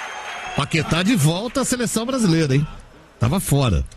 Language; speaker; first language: Portuguese; native; Portuguese